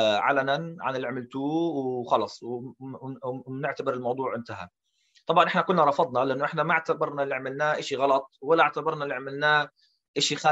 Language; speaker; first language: Arabic; early bilingual, heritage; Arabic